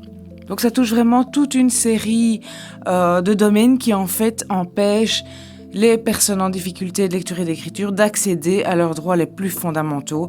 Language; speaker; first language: French; native; French